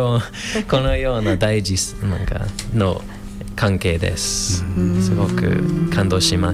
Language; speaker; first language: Japanese; non-native, fluent; English